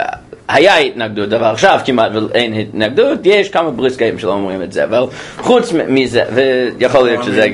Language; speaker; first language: Hebrew; non-native, fluent; English